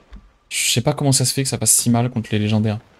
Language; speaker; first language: French; native; French